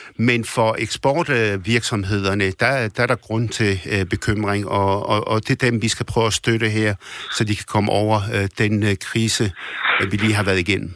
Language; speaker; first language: Danish; early bilingual, other home language; Arabic